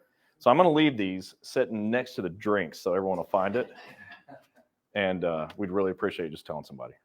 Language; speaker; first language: English; native; English